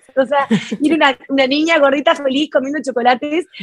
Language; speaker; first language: Spanish; native; Spanish